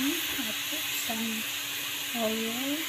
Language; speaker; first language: English; non-native, learner; Indonesian